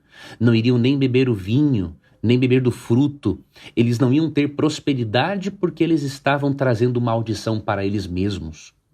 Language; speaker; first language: Portuguese; native; Portuguese